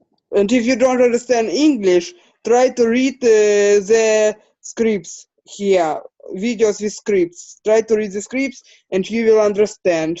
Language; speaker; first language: English; non-native, fluent; Russian